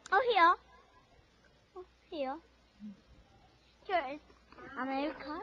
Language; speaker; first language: English; non-native, learner; Korean